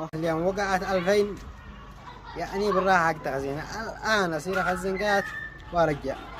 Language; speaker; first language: Arabic; native; Arabic